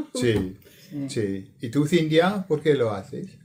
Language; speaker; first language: Spanish; non-native, fluent; English